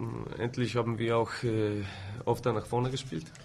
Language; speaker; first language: German; non-native, fluent; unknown